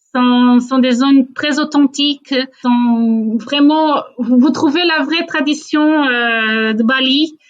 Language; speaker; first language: French; non-native, fluent; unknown